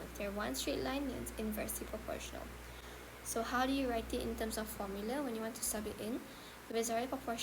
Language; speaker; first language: English; non-native, local second language; Malay